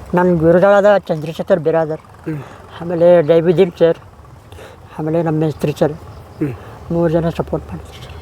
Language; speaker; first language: Kannada; native; Kannada